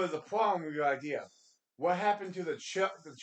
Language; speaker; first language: English; native; English